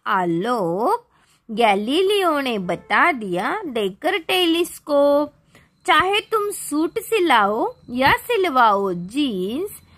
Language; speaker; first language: Hindi; non-native, local second language; Marathi